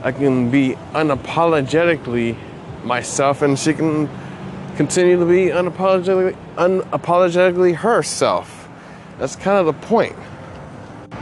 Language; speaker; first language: English; native; English